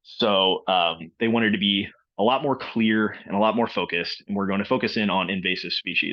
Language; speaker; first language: English; native; English